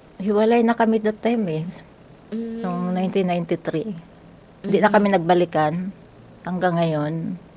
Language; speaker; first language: Filipino; native; Filipino